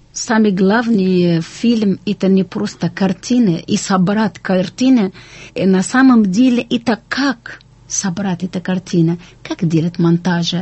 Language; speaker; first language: Russian; non-native, fluent; Arabic